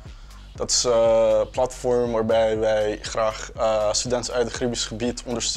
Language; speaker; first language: Dutch; non-native, local second language; Papiamento